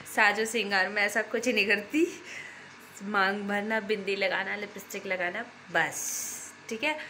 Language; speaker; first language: Hindi; native; Hindi